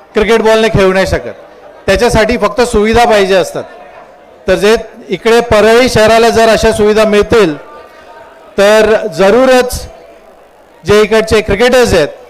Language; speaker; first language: Marathi; native; Marathi